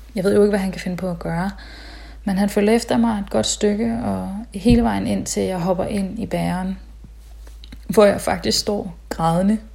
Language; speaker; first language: Danish; early bilingual, other home language; Tamil